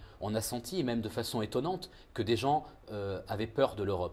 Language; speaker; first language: French; native; French